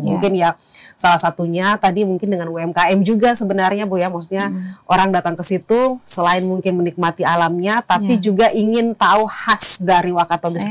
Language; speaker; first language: Indonesian; native; Indonesian